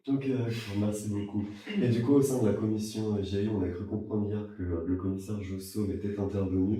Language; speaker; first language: French; native; French